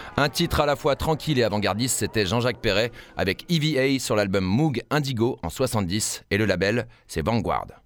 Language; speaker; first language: French; native; French